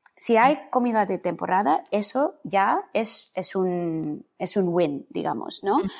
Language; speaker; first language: Spanish; non-native, fluent; English